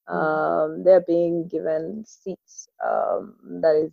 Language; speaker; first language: English; non-native, local second language; Swahili